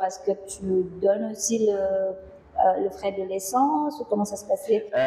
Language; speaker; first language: French; non-native, fluent; Indonesian